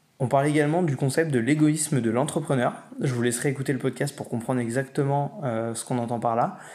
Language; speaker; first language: French; native; French